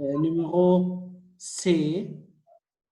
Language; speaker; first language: French; non-native, fluent; Arabic